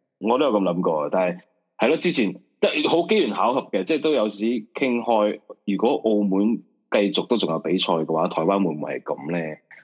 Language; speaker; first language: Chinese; non-native, local second language; Cantonese